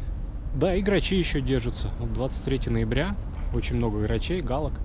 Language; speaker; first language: Russian; native; Russian